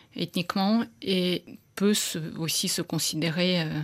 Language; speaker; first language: French; non-native, fluent; Russian